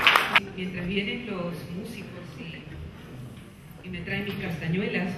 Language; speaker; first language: Spanish; native; Spanish